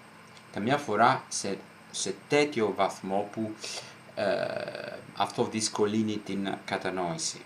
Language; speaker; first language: Greek; non-native, fluent; Italian